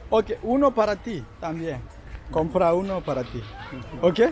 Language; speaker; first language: Spanish; non-native, learner; Swahili